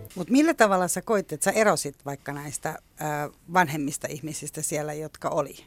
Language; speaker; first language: Finnish; native; Finnish